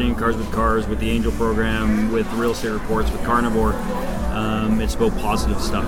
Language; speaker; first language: English; native; English